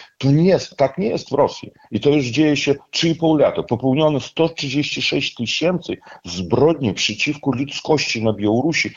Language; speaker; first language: Polish; non-native, fluent; Russian